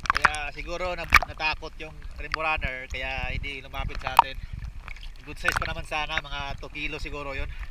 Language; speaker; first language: Filipino; non-native, local second language; Cebuano